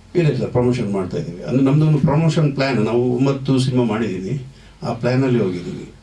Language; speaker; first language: Kannada; non-native, local second language; Tulu